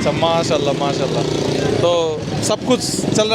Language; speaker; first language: Hindi; non-native, learner; Bangla